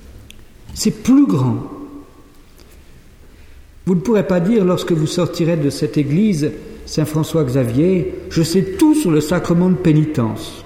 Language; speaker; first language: French; native; French